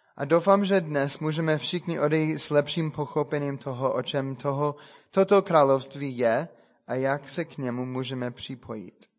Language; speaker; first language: Czech; non-native, fluent; English